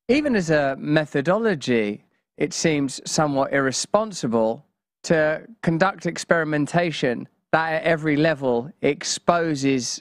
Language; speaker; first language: English; native; English